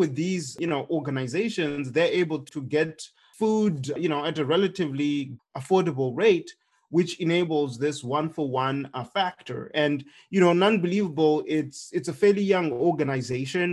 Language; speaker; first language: English; non-native, local second language; Shona